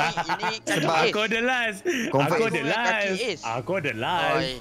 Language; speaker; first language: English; non-native, local second language; Malay